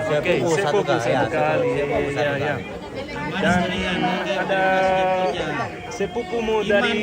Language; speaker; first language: Indonesian; non-native, learner; English